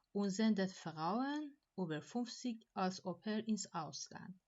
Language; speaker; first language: German; non-native, fluent; Persian